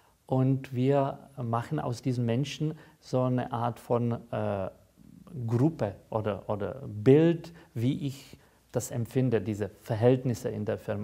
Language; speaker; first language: German; non-native, fluent; Czech